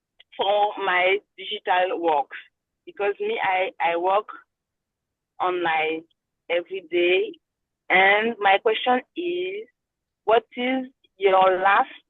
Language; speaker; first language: English; non-native, learner; French